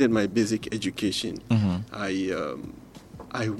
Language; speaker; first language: English; non-native, local second language; Ewe